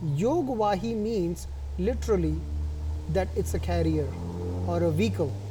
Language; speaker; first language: English; non-native, local second language; Hindi